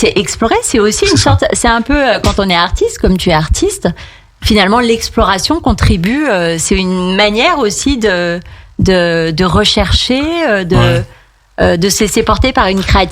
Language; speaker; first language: French; native; French